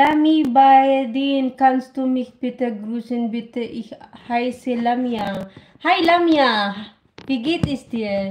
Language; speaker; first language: German; non-native, learner; Filipino